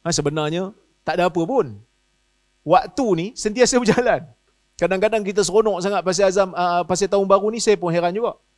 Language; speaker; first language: Malay; native; Malay